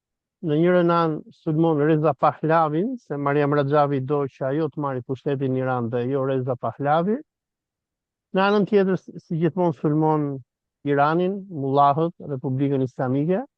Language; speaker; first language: Albanian; native; Albanian